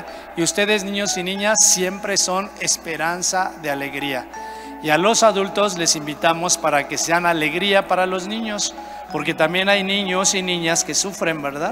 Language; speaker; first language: Spanish; native; Spanish